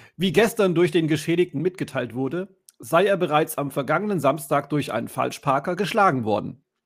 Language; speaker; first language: German; native; German